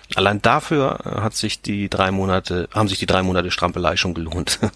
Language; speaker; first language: German; native; German